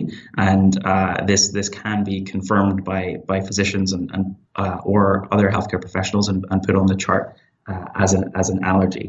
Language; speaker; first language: English; native; English